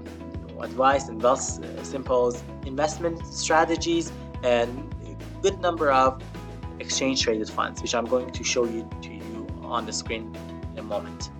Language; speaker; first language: English; non-native, fluent; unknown